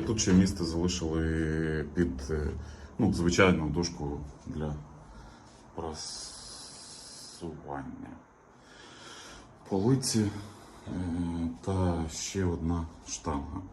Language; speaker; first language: Ukrainian; native; Ukrainian